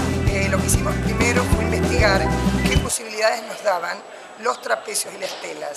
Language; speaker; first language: Spanish; native; Spanish